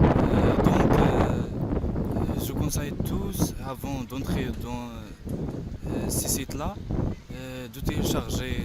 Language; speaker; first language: French; non-native, learner; Arabic